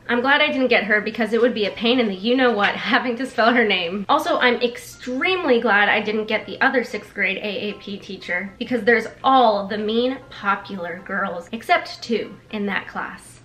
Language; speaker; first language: English; native; English